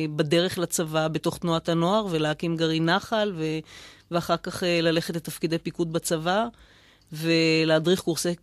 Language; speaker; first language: Hebrew; native; Hebrew